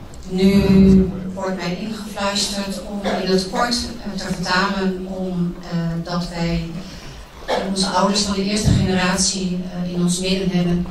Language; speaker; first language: Dutch; early bilingual, other home language; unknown